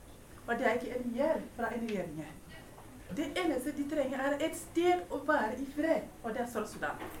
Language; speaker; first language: Norwegian; non-native, fluent; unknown